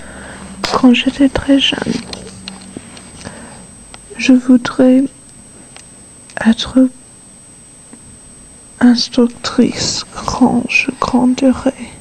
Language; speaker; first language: French; non-native, learner; English